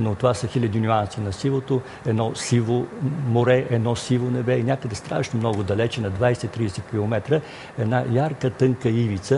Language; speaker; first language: Bulgarian; native; Bulgarian